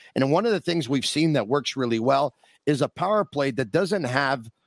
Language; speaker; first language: English; native; English